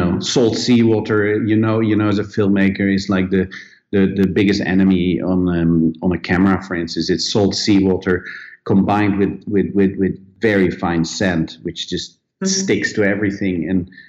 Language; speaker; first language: English; non-native, fluent; Dutch